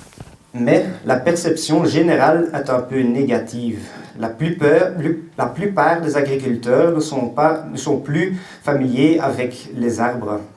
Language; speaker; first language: French; non-native, local second language; Dutch